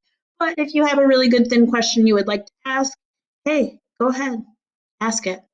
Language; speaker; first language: English; native; English